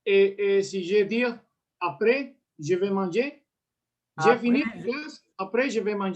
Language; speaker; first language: French; non-native, learner; Spanish